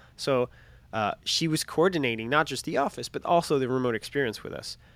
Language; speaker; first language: English; non-native, fluent; French